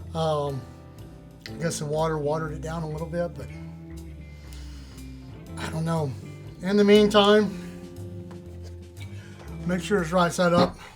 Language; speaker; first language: English; native; English